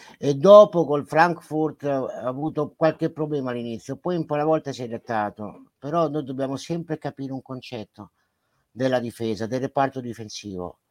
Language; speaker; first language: Italian; native; Italian